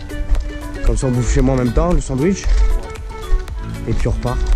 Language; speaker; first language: French; native; French